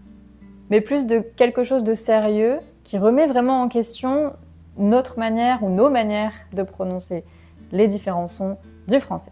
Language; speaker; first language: French; native; French